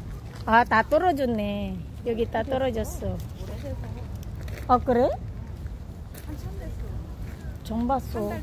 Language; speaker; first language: Korean; non-native, learner; Filipino